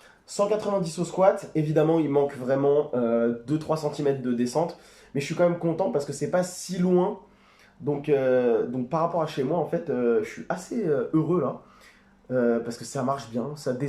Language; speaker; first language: French; native; French